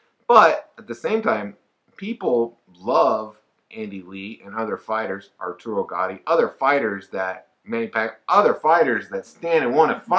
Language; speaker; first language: English; native; English